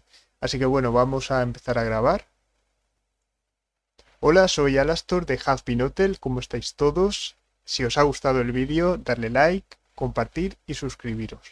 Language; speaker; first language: Spanish; native; Spanish